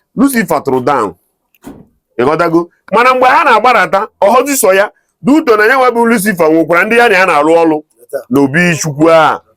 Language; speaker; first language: Igbo; native; Igbo